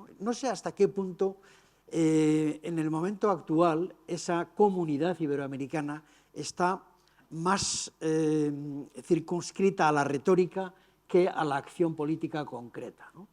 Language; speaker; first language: Spanish; native; Spanish